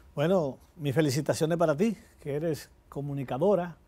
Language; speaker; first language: Spanish; native; Spanish